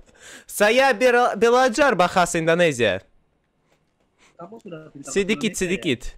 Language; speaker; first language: Indonesian; non-native, learner; Russian